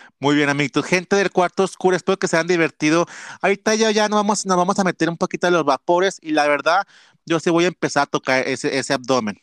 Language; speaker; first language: Spanish; native; Spanish